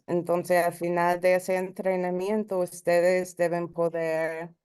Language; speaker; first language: Spanish; early bilingual, heritage; Spanish